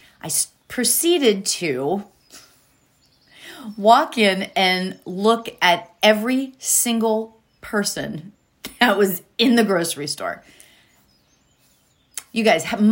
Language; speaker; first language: English; native; English